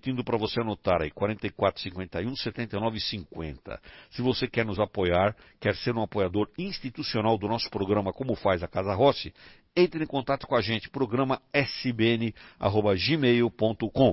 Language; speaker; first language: Portuguese; native; Portuguese